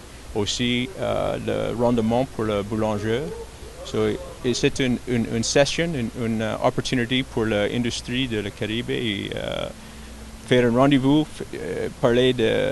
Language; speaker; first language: French; non-native, learner; English